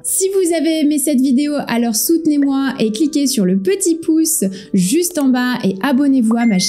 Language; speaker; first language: French; native; French